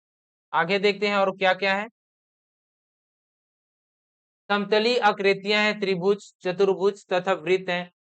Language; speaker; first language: Hindi; native; Hindi